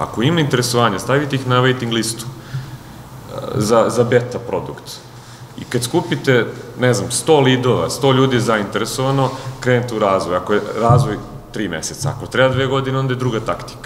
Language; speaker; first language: Serbian; native; Serbian